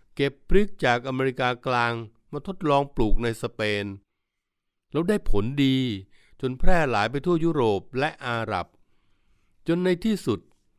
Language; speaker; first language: Thai; native; Thai